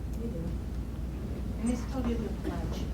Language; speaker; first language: English; native; English